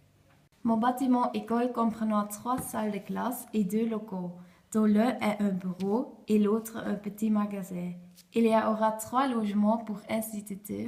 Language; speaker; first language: French; non-native, learner; Dutch